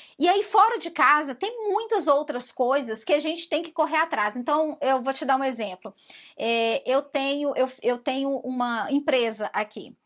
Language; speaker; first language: Portuguese; native; Portuguese